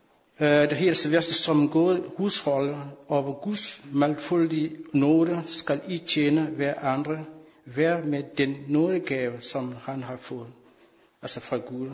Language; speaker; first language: Danish; non-native, fluent; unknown